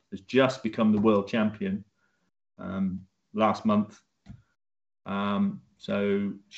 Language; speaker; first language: English; native; English